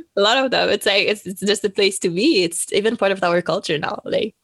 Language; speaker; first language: English; non-native, fluent; French